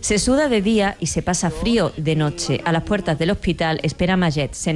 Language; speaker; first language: Spanish; native; Spanish